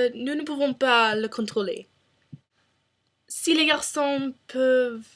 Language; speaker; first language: French; non-native, learner; English